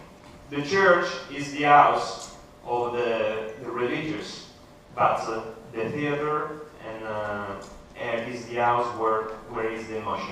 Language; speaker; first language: English; non-native, learner; Italian